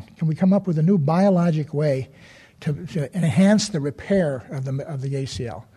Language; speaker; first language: English; native; English